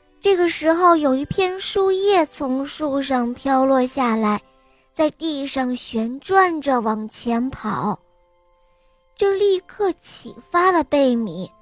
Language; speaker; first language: Chinese; native; Chinese